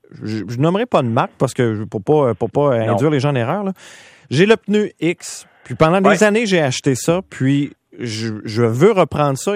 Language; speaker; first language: French; native; French